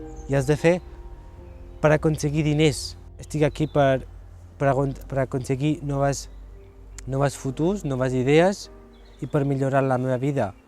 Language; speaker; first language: Catalan; early bilingual, other home language; Georgian